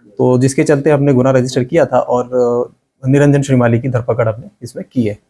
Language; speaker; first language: Hindi; non-native, local second language; Gujarati